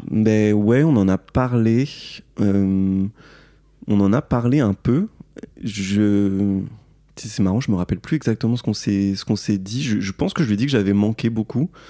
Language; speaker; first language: French; native; French